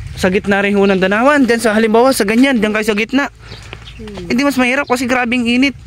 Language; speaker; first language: Filipino; native; Filipino